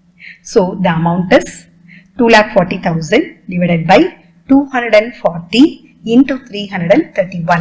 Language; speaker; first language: English; non-native, local second language; Tamil